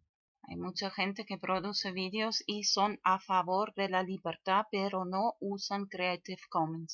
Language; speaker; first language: Spanish; non-native, fluent; German